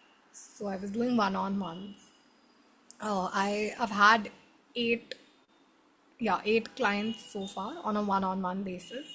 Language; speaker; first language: English; non-native, local second language; Hindi